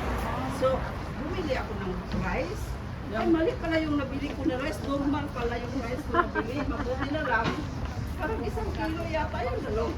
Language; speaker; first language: Filipino; non-native, local second language; Cebuano